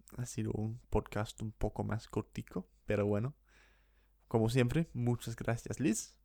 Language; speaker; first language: Spanish; non-native, fluent; English